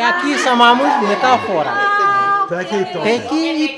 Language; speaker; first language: Portuguese; non-native, learner; Tetum